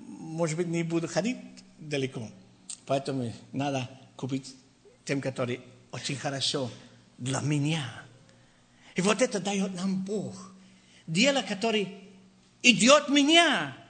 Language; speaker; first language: Russian; non-native, learner; Spanish